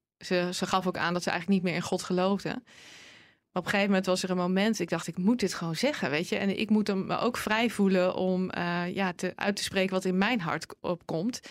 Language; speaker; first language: Dutch; native; Dutch